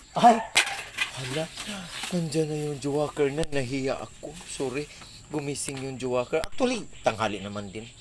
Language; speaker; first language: Filipino; non-native, local second language; Cebuano